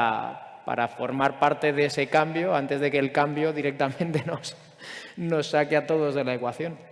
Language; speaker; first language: Spanish; native; Spanish